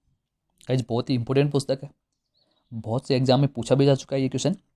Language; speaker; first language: Hindi; native; Hindi